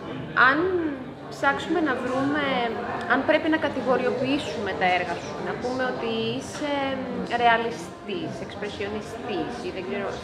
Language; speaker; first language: Greek; native; Greek